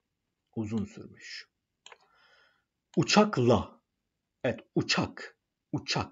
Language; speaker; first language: Turkish; non-native, fluent; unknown